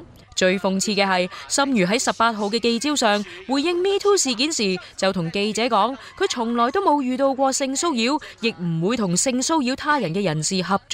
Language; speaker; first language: Chinese; native; Chinese